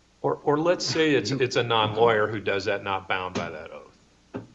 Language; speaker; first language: English; native; English